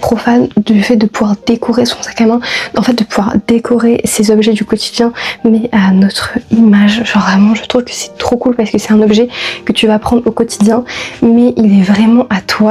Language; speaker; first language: French; native; French